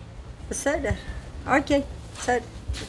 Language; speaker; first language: Hebrew; non-native, fluent; Amharic